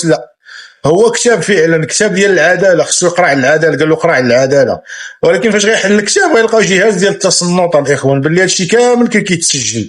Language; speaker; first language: Arabic; native; Arabic